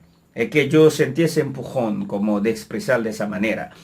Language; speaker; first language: Spanish; non-native, fluent; Haitian Creole